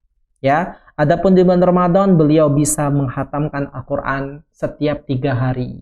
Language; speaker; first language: Indonesian; native; Indonesian